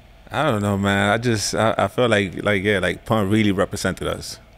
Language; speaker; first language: English; early bilingual, other home language; Spanish